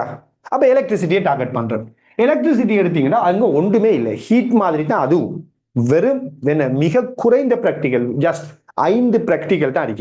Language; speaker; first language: Tamil; native; Tamil